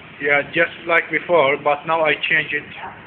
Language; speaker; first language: English; non-native, learner; Turkish